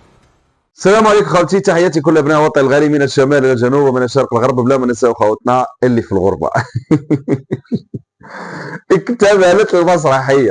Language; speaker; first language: Arabic; native; Arabic